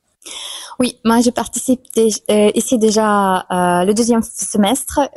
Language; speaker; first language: French; non-native, fluent; German